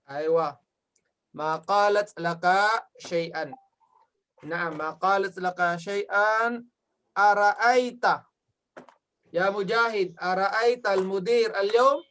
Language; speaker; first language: Arabic; non-native, fluent; Filipino